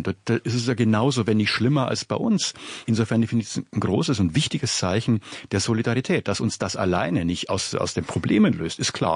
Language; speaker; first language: German; native; German